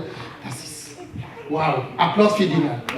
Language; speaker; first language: German; non-native, fluent; French